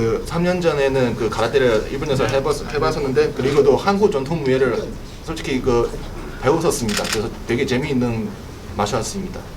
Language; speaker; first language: Korean; non-native, learner; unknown